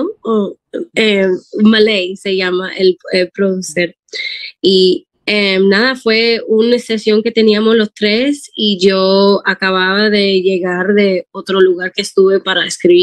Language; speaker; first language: Spanish; early bilingual, heritage; Spanish